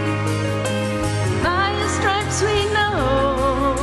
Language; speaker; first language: English; native; English